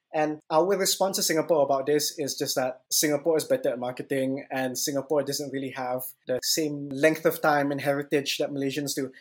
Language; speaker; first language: English; non-native, local second language; Malay